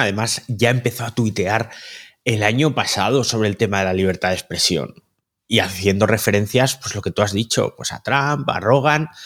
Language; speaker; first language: Spanish; native; Spanish